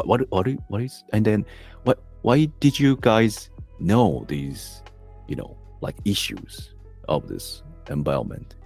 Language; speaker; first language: English; non-native, learner; Japanese